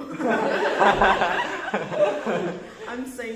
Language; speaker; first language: English; non-native, learner; Chinese